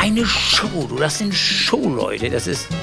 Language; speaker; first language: German; native; German